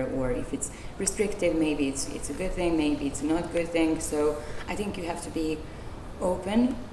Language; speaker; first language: English; non-native, fluent; Serbian